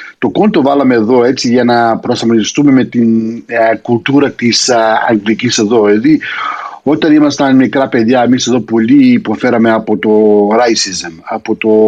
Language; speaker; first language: Greek; early bilingual, heritage; Greek